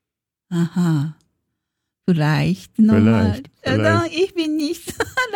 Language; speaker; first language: German; non-native, learner; Japanese